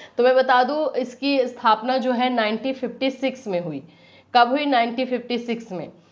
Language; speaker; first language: Hindi; native; Hindi